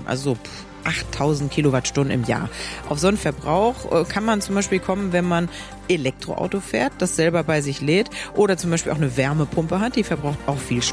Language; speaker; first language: German; native; German